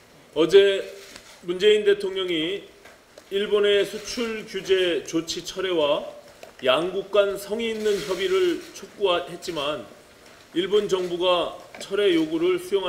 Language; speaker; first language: Korean; native; Korean